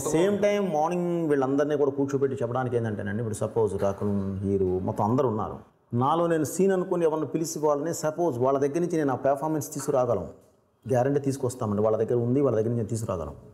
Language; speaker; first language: Telugu; native; Telugu